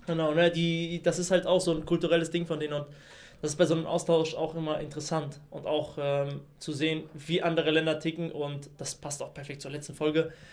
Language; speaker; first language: German; early bilingual, other home language; Greek